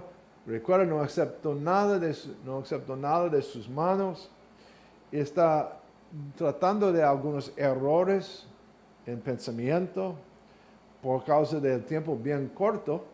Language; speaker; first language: Spanish; non-native, learner; English